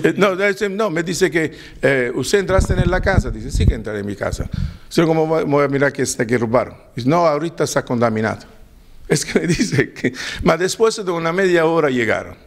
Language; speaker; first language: Spanish; non-native, learner; Italian